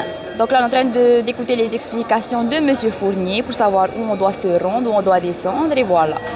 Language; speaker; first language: French; native; French